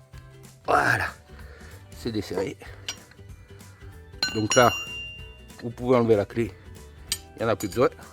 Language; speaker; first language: French; native; French